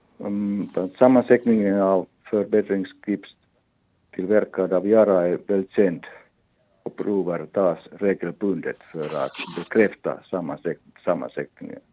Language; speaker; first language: Swedish; non-native, local second language; Finnish